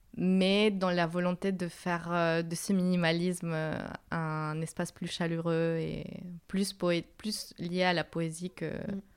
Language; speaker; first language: French; non-native, fluent; Spanish